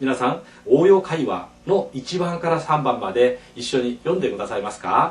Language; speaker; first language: Japanese; non-native, fluent; Korean